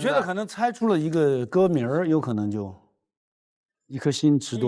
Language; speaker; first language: Chinese; native; Chinese